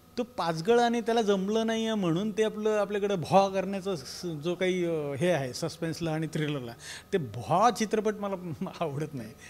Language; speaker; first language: Marathi; native; Marathi